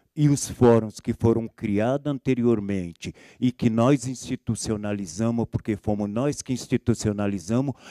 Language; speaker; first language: Portuguese; native; Portuguese